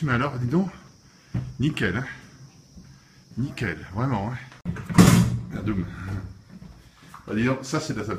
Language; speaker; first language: French; native; French